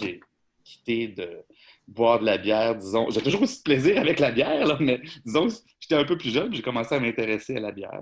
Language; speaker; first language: French; native; French